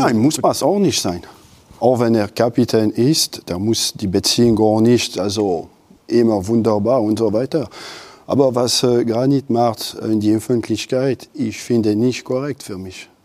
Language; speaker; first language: German; non-native, local second language; French